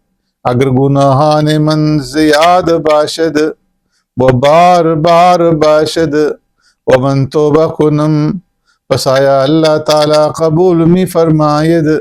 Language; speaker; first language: Persian; non-native, fluent; Urdu